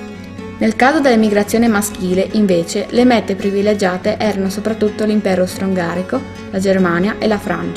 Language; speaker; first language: Italian; native; Italian